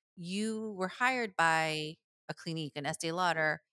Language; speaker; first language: English; early bilingual, other home language; Korean